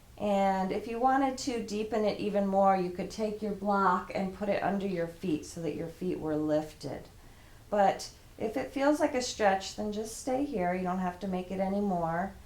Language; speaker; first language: English; native; English